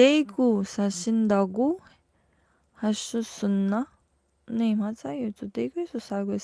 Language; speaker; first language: Korean; non-native, learner; Filipino